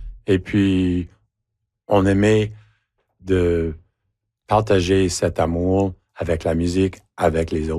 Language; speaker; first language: French; native; French